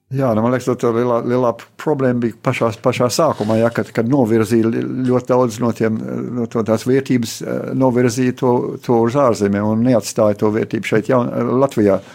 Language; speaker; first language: Latvian; early bilingual, heritage; Latvian